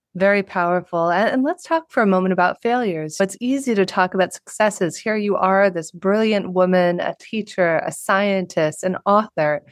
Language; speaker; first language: English; native; English